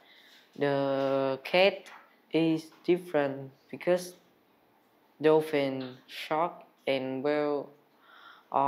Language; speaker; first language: English; non-native, learner; Vietnamese